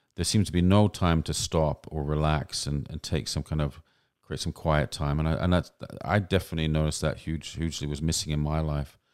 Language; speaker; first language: English; native; English